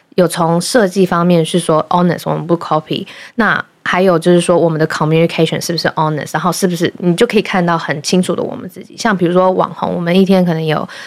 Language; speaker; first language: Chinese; early bilingual, heritage; Chinese